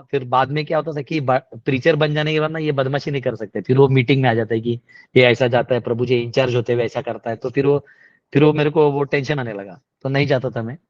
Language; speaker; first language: Hindi; non-native, local second language; Marathi